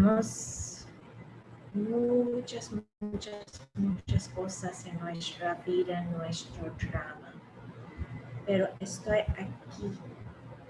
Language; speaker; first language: Spanish; early bilingual, heritage; English